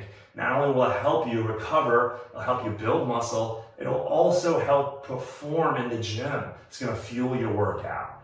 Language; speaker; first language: English; native; English